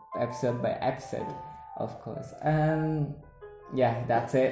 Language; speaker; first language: English; non-native, learner; Indonesian